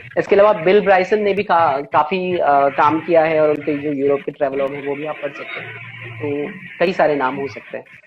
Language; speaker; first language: Hindi; native; Hindi